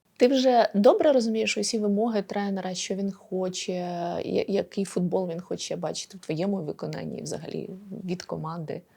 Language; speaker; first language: Ukrainian; native; Ukrainian